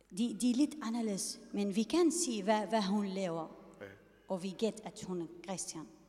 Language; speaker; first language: Danish; non-native, learner; Arabic